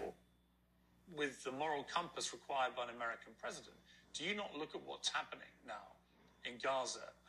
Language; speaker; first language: English; native; English